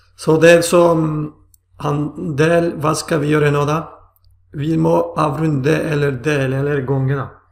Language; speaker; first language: Swedish; non-native, fluent; Turkish